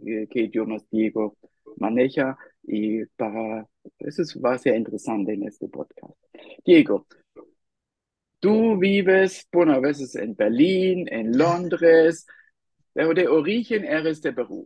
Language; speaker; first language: Spanish; non-native, fluent; German